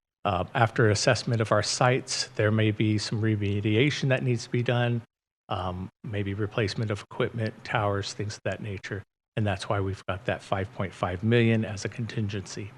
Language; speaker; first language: English; native; English